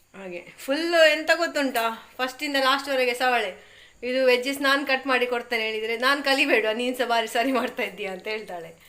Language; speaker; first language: Kannada; non-native, local second language; Tulu